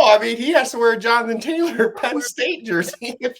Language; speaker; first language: English; native; English